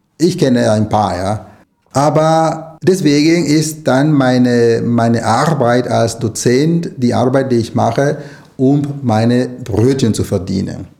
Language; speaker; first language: German; non-native, fluent; Spanish